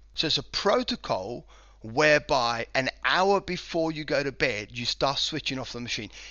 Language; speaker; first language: English; non-native, fluent; Spanish